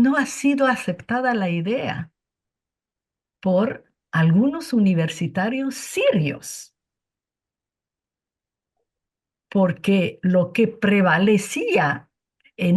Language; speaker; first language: Spanish; non-native, fluent; Arabic